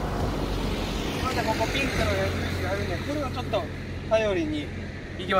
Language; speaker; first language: Japanese; native; Japanese